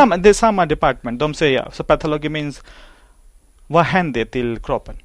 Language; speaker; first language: Swedish; non-native, learner; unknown